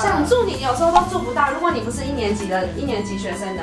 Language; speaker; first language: Chinese; native; Chinese